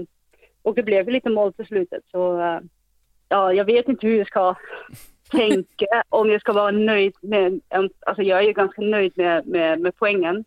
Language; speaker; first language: Swedish; non-native, fluent; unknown